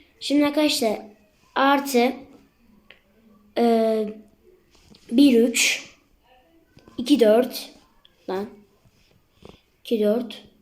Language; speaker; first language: Turkish; native; Turkish